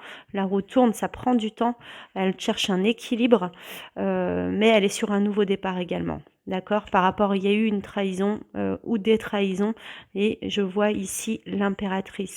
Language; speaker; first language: French; native; French